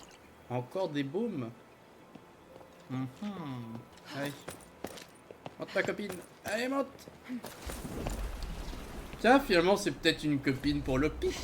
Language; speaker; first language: French; native; French